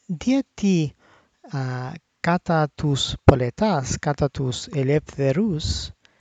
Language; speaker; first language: Greek; non-native, learner; English